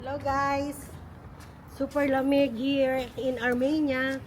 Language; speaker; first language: English; non-native, local second language; Filipino